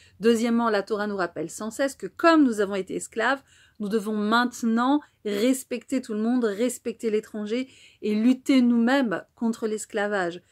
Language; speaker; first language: French; native; French